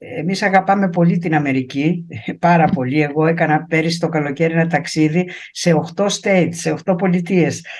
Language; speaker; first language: Greek; native; Greek